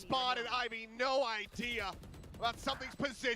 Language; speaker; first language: English; native; English